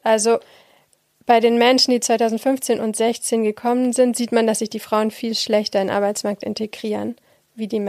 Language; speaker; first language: German; native; German